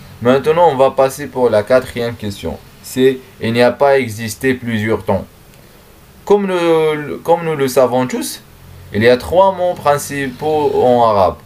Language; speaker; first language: French; non-native, learner; Arabic